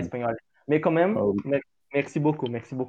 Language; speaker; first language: French; non-native, learner; Portuguese